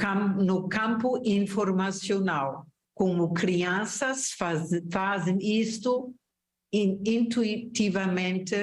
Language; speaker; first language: Portuguese; non-native, fluent; German